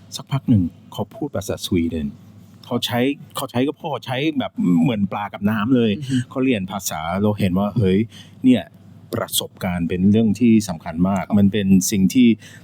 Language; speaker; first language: Thai; non-native, fluent; English